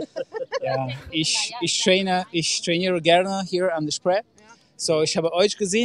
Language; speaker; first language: German; non-native, learner; Romanian